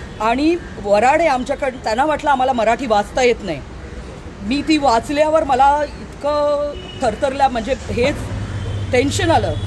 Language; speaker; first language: Marathi; native; Marathi